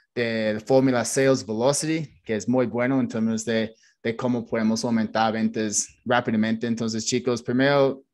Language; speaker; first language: Spanish; non-native, fluent; English